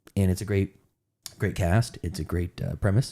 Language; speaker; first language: English; native; English